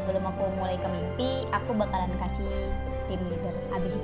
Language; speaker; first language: Indonesian; native; Indonesian